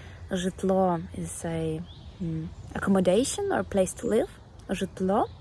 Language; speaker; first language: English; non-native, fluent; Ukrainian